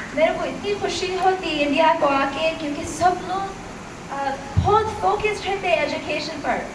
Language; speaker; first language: Hindi; early bilingual, other home language; Urdu